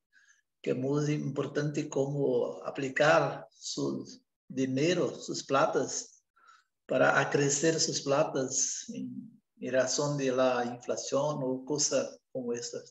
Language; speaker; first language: Spanish; non-native, learner; Portuguese